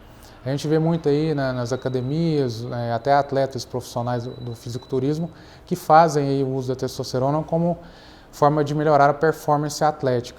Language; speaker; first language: Portuguese; native; Portuguese